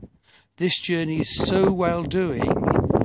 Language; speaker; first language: English; native; English